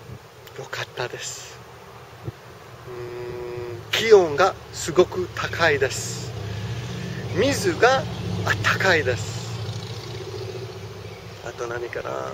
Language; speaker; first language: Japanese; non-native, fluent; English